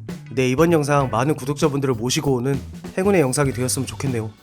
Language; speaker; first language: Korean; native; Korean